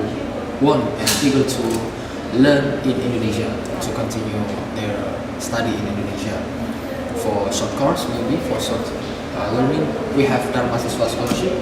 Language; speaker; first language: English; non-native, fluent; Indonesian